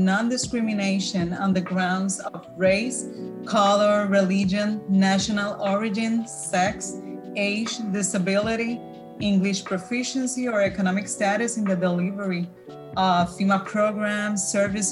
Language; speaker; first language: English; non-native, fluent; Spanish